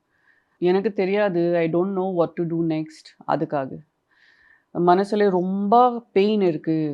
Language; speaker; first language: Tamil; non-native, local second language; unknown